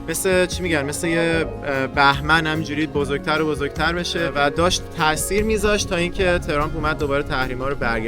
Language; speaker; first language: Persian; native; Persian